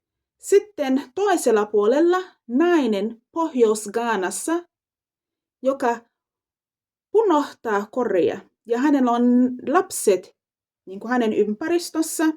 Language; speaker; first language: Finnish; non-native, fluent; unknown